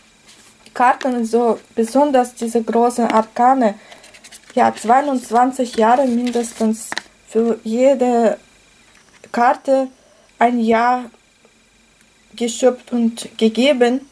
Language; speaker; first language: German; non-native, fluent; Russian